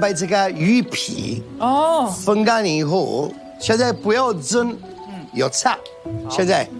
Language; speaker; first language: Chinese; non-native, learner; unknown